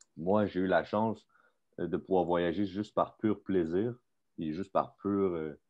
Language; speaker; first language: French; native; French